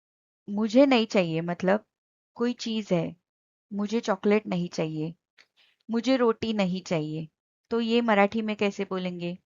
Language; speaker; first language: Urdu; non-native, local second language; Marathi